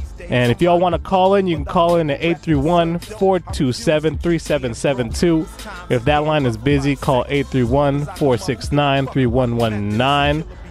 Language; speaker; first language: English; native; English